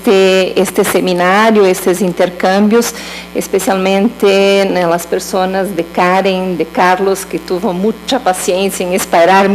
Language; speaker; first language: Spanish; non-native, learner; Portuguese